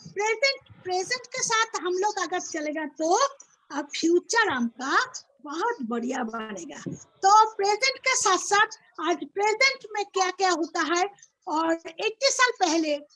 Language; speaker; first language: Hindi; non-native, local second language; Bangla